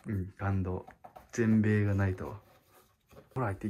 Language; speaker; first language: Japanese; native; Japanese